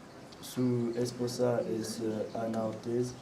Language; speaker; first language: Spanish; non-native, learner; French